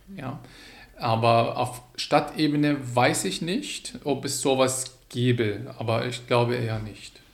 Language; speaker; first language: German; non-native, fluent; Arabic